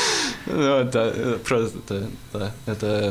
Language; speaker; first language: Russian; non-native, learner; English